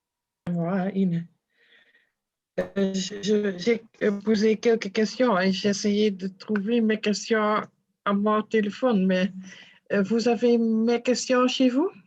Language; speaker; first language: French; non-native, fluent; Dutch